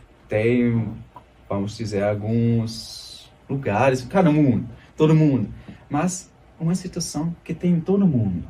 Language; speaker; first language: Portuguese; non-native, fluent; German